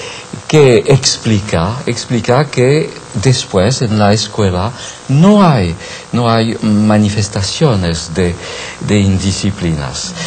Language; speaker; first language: Spanish; non-native, fluent; French